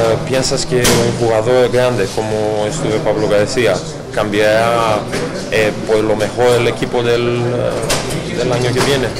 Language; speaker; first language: Spanish; non-native, learner; Greek